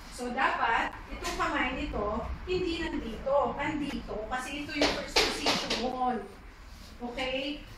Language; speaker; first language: Filipino; native; Filipino